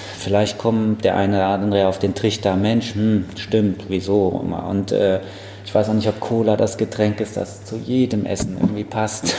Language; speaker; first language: German; native; German